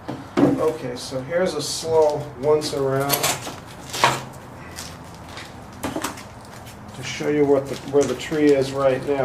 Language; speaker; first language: English; native; English